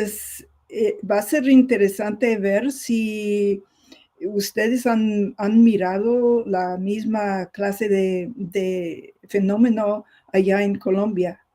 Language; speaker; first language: Spanish; non-native, fluent; English